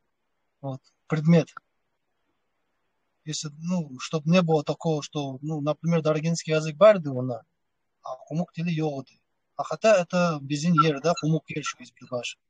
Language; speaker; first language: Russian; non-native, local second language; Kumyk